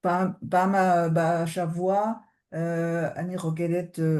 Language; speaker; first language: Hebrew; non-native, learner; French